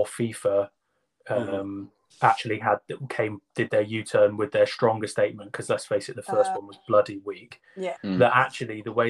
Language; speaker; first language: English; native; English